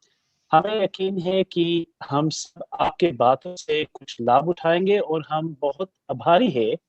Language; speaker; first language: Hindi; early bilingual, heritage; Hindi